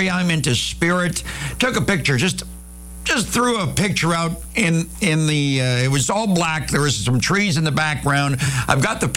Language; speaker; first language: English; native; English